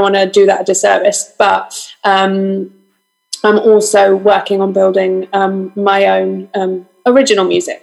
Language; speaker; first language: English; native; English